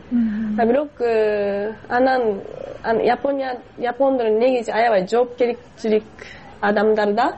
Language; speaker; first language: Kyrgyz; non-native, fluent; Japanese